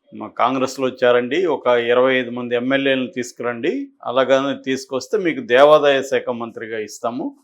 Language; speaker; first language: Telugu; native; Telugu